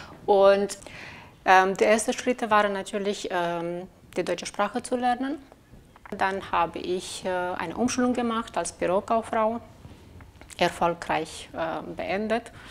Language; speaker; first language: German; non-native, fluent; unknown